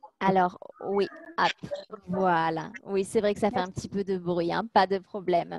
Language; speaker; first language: French; native; French